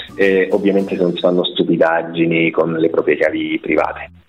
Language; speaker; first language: Italian; native; Italian